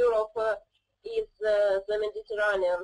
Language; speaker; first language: English; non-native, learner; Russian